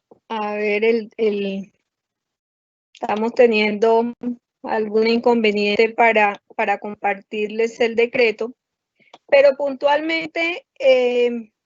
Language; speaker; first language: Spanish; native; Spanish